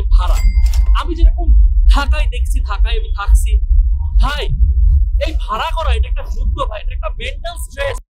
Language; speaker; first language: Bangla; native; Bangla